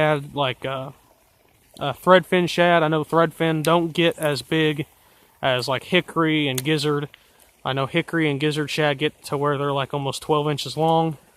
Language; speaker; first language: English; native; English